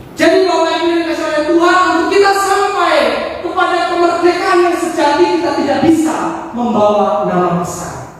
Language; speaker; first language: Indonesian; non-native, local second language; Javanese